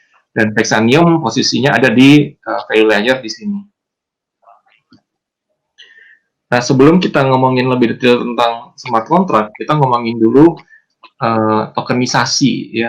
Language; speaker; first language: Indonesian; native; Indonesian